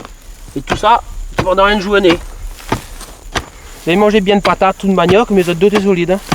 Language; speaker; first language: French; non-native, local second language; Réunion Creole French